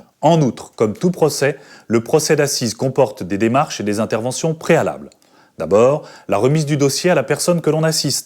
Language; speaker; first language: French; native; French